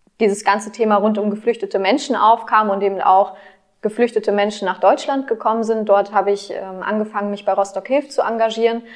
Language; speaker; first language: German; native; German